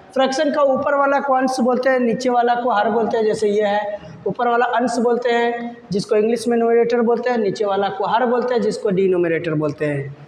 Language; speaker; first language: Hindi; native; Hindi